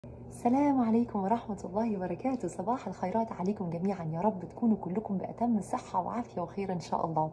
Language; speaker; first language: Arabic; native; Arabic